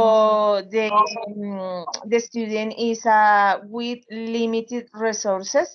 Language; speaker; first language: English; non-native, learner; Spanish